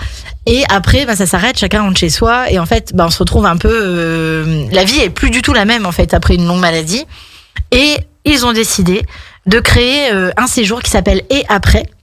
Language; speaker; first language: French; native; French